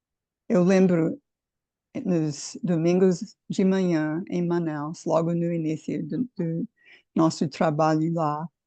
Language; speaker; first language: Portuguese; non-native, fluent; English